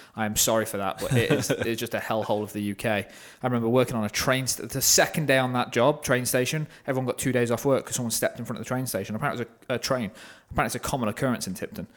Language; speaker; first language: English; native; English